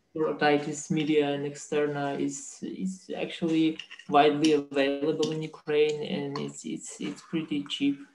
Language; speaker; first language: English; non-native, fluent; Somali